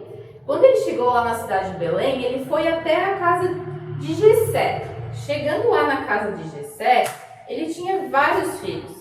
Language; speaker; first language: Portuguese; native; Portuguese